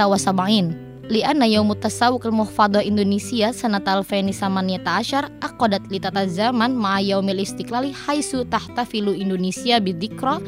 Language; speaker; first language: Arabic; non-native, fluent; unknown